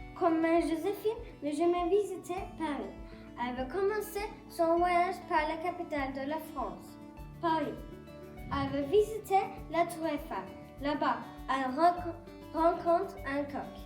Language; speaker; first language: French; non-native, learner; Turkish